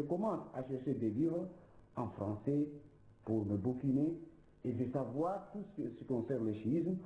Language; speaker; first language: French; non-native, local second language; Ngazidja Comorian